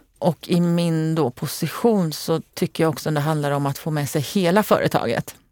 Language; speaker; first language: Swedish; early bilingual, other home language; Hungarian